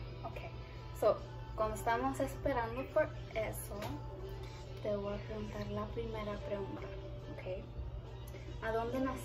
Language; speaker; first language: Spanish; early bilingual, heritage; Spanish